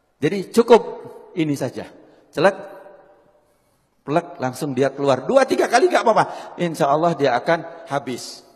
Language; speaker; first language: Indonesian; native; Indonesian